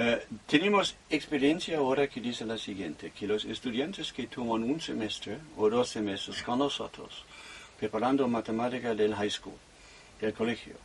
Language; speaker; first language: Spanish; non-native, fluent; German